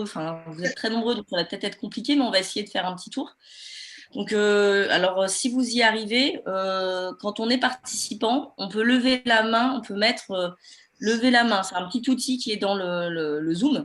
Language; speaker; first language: French; native; French